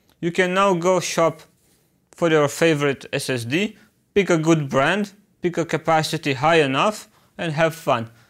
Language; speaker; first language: English; non-native, fluent; Romanian